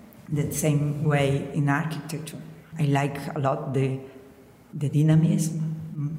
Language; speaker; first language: English; non-native, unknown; Catalan